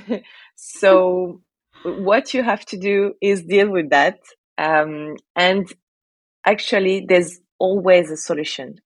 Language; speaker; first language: English; non-native, fluent; French